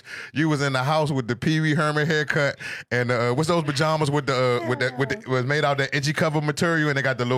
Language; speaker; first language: English; native; English